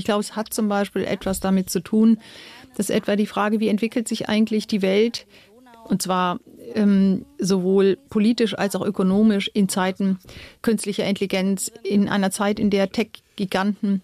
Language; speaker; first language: German; native; German